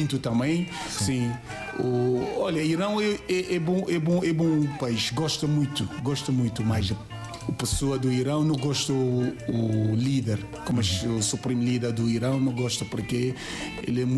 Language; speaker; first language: Portuguese; non-native, learner; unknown